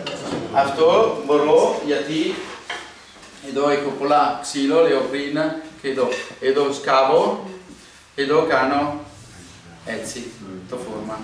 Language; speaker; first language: Greek; non-native, learner; Italian